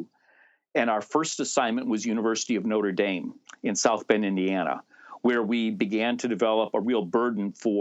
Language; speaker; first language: English; native; English